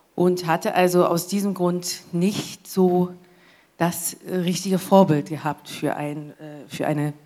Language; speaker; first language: German; non-native, fluent; English